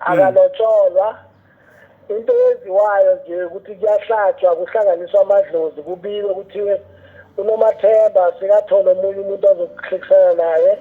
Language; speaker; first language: Zulu; non-native, local second language; South Ndebele